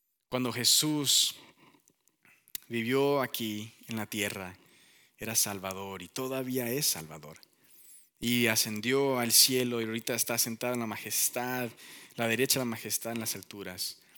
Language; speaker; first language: Spanish; early bilingual, heritage; Spanish